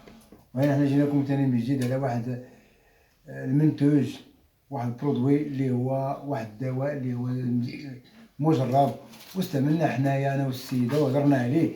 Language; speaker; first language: Arabic; native; Arabic